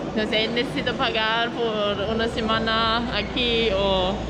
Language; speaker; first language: Spanish; non-native, learner; English